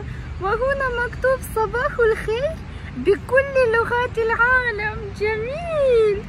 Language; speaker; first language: Arabic; non-native, fluent; Ukrainian